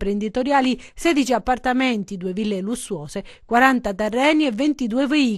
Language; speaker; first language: Italian; native; Italian